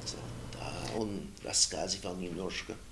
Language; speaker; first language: Russian; non-native, learner; English